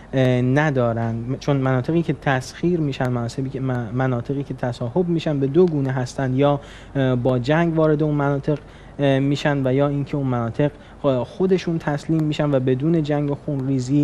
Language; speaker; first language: Persian; native; Persian